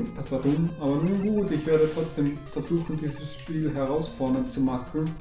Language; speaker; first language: German; native; German